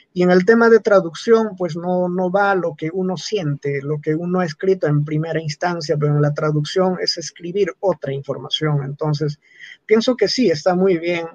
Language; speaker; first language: Spanish; non-native, local second language; Quechua